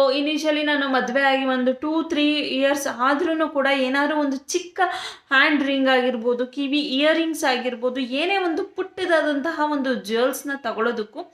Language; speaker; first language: Kannada; native; Kannada